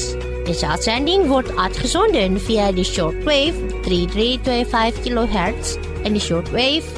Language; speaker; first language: Dutch; non-native, fluent; Indonesian